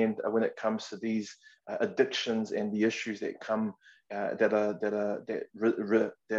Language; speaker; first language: English; native; English